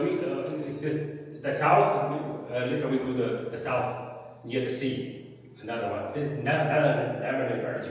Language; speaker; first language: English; non-native, learner; Chinese